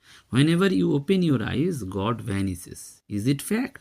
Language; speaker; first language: English; non-native, local second language; Bangla